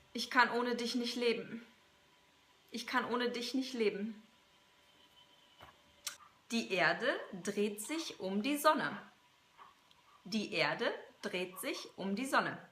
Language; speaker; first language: German; non-native, fluent; English